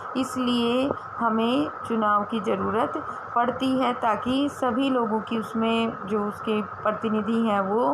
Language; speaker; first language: Hindi; native; Hindi